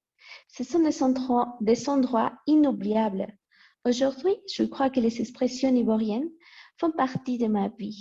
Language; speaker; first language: French; non-native, learner; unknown